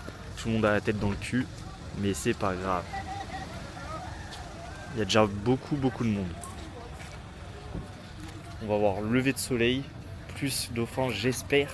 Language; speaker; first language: French; native; French